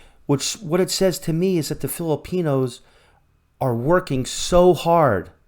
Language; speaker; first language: English; native; English